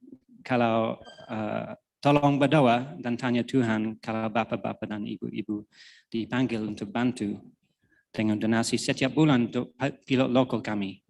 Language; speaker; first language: Indonesian; non-native, fluent; English